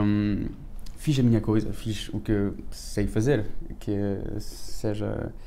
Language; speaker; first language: Portuguese; early bilingual, heritage; French